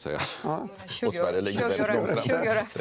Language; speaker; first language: Swedish; non-native, fluent; Russian